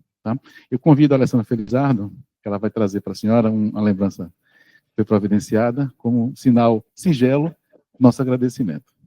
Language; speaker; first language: Portuguese; native; Portuguese